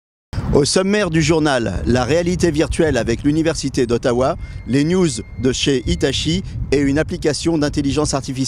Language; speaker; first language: French; native; French